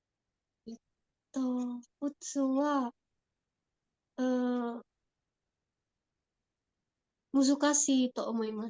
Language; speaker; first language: Japanese; non-native, learner; Indonesian